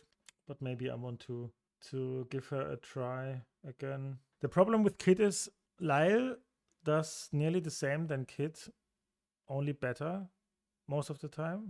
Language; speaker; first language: English; non-native, fluent; German